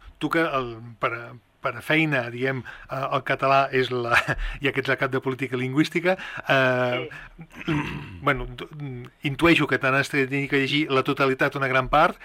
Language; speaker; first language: Catalan; native; Catalan